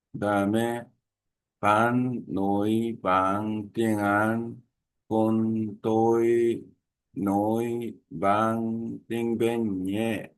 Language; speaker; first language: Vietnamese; non-native, learner; Korean